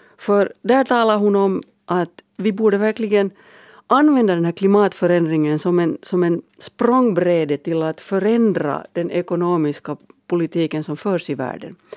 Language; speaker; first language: Swedish; native; Swedish